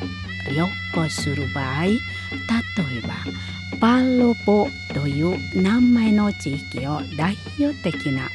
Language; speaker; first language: Japanese; non-native, learner; Indonesian